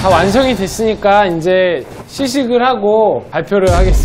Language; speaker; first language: Korean; native; Korean